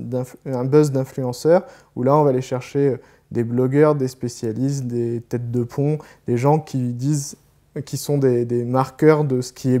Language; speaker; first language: French; native; French